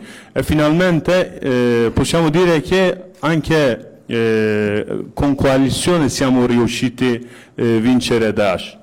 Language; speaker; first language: Italian; non-native, fluent; Kurdish